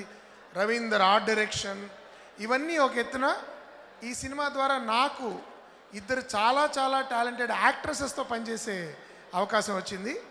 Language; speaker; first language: Telugu; native; Telugu